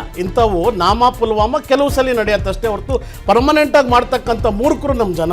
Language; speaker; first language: Kannada; native; Kannada